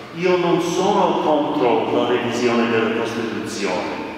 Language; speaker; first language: Italian; non-native, fluent; English